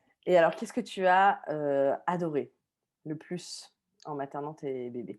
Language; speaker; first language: French; native; French